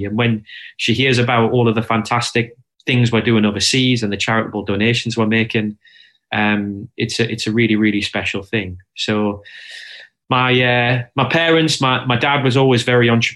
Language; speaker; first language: English; native; English